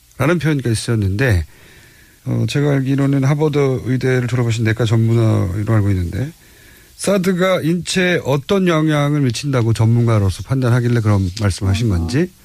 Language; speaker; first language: Korean; native; Korean